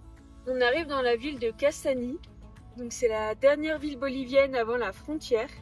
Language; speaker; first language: French; native; French